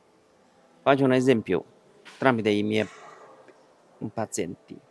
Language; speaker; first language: Italian; non-native, learner; Chinese